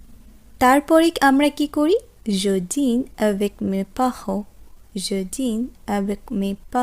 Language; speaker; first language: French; non-native, fluent; Bangla